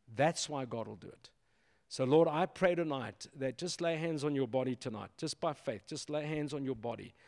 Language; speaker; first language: English; native; English